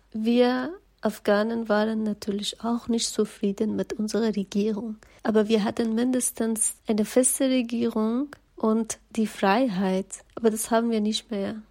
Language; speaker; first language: German; non-native, fluent; Persian